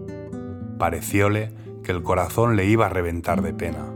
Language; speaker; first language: Spanish; native; Spanish